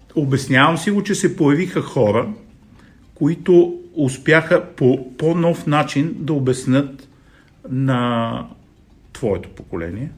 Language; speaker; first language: Bulgarian; native; Bulgarian